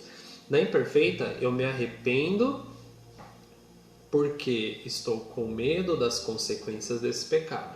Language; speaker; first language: Portuguese; native; Portuguese